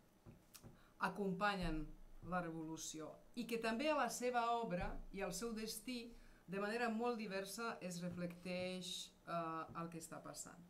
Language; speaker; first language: Catalan; non-native, fluent; Serbian